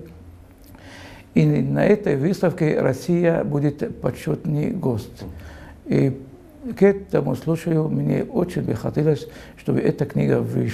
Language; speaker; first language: Russian; non-native, fluent; Arabic